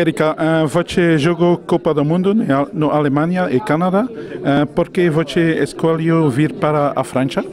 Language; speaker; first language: Portuguese; non-native, learner; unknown